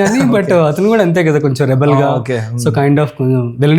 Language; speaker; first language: Telugu; native; Telugu